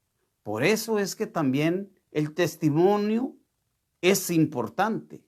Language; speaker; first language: Spanish; native; Spanish